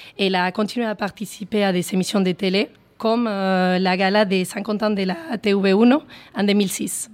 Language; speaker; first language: French; non-native, fluent; Spanish